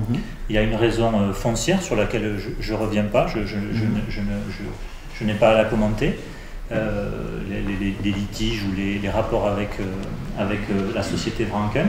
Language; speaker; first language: French; native; French